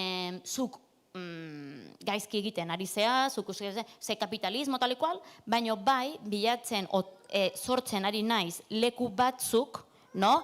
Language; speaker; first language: Basque; non-native, local second language; Catalan